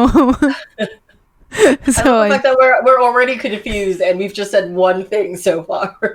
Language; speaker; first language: English; native; English